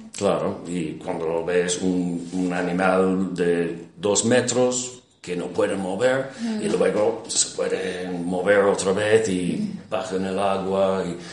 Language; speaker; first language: Spanish; non-native, fluent; English